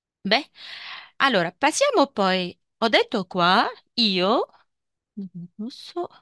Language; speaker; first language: Italian; non-native, fluent; Arabic